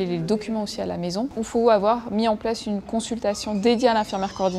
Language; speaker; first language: French; native; French